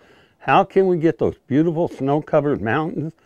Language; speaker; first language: English; native; English